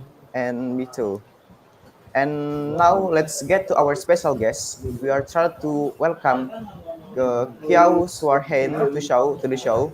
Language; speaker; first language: English; non-native, learner; Indonesian